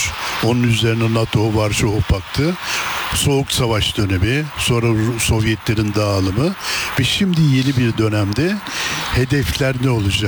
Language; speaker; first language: Turkish; native; Turkish